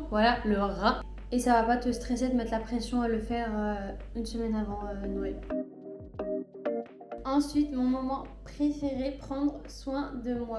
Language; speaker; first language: French; native; French